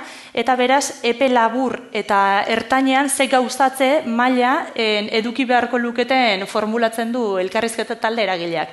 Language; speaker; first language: Basque; native; Basque